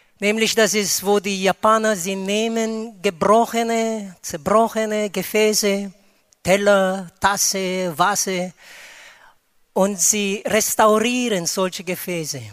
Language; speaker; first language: German; non-native, fluent; Filipino